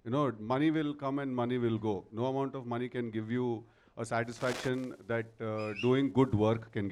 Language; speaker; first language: Telugu; native; Telugu